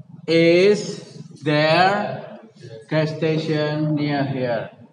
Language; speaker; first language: English; non-native, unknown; Indonesian